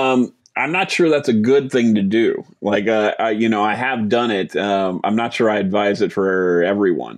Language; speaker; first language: English; native; English